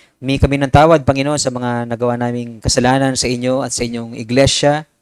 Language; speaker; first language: Filipino; native; Filipino